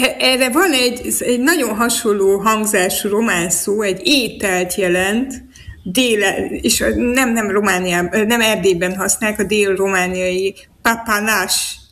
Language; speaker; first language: Hungarian; native; Hungarian